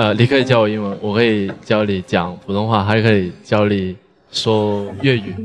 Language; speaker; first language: Chinese; non-native, local second language; Cantonese